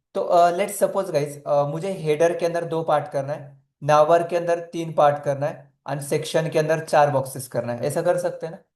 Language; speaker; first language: Hindi; non-native, local second language; Marathi